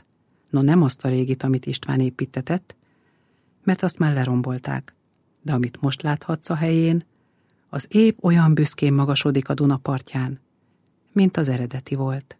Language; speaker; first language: Hungarian; native; Hungarian